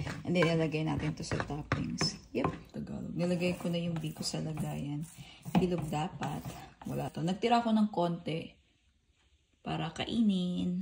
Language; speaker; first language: Filipino; native; Filipino